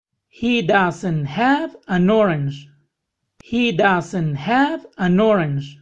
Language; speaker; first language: English; non-native, fluent; Spanish